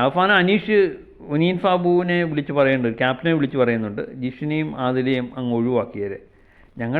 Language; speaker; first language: Malayalam; native; Malayalam